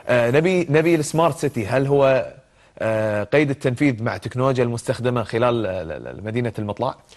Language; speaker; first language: Arabic; native; Arabic